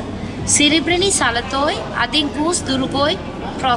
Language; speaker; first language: Russian; non-native, learner; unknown